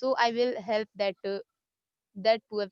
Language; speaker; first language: English; non-native, learner; Hindi